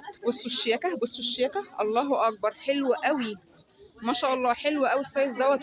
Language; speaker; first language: Arabic; native; Arabic